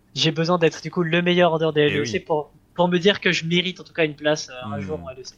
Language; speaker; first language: French; native; French